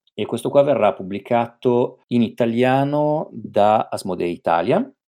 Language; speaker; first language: Italian; native; Italian